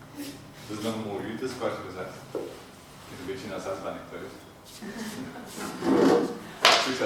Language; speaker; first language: Dutch; native; Dutch